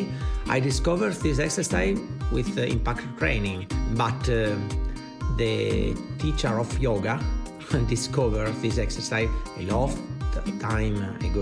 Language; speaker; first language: English; non-native, learner; Italian